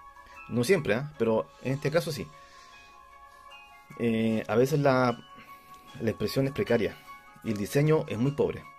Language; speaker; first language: Spanish; native; Spanish